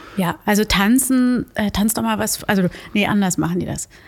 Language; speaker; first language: German; early bilingual, other home language; Portuguese